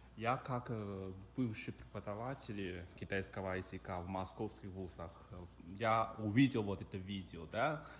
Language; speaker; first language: Russian; non-native, fluent; Chinese